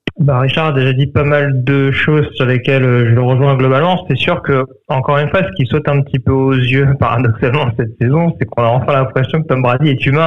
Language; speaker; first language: French; native; French